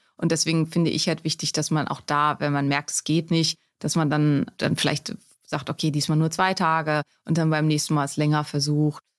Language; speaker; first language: German; native; German